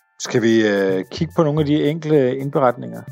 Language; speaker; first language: Danish; native; Danish